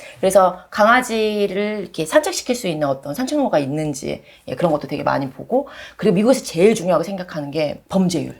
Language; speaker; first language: Korean; early bilingual, other home language; English